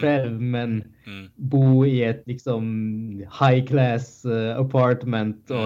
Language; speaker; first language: Swedish; native; Swedish